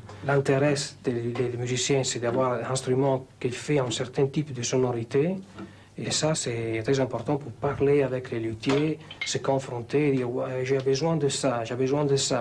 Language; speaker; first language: French; non-native, fluent; Italian